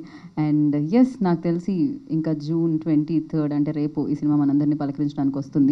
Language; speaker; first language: Telugu; native; Telugu